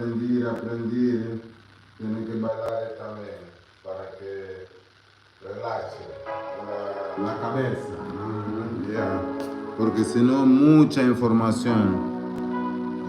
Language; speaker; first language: Spanish; non-native, learner; Portuguese